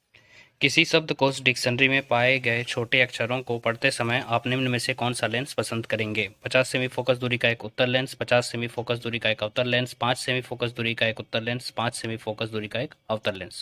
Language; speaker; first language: Hindi; native; Hindi